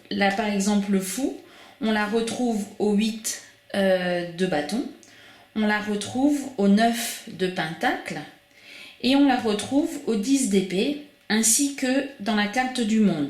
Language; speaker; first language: French; native; French